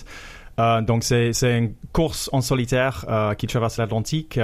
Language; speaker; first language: French; non-native, fluent; English